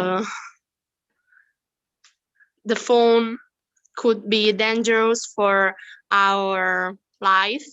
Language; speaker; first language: English; non-native, fluent; Italian